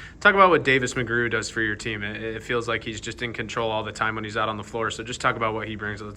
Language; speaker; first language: English; native; English